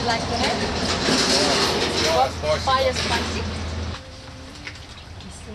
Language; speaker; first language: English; non-native, learner; Korean